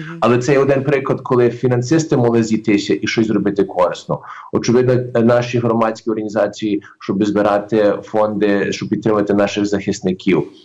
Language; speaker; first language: Ukrainian; early bilingual, heritage; Ukrainian